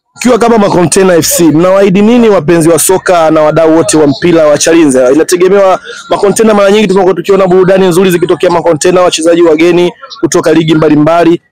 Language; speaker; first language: Swahili; native; Swahili